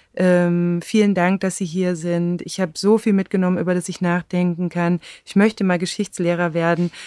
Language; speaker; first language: German; native; German